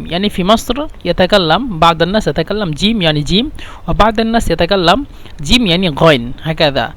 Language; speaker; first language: Arabic; non-native, fluent; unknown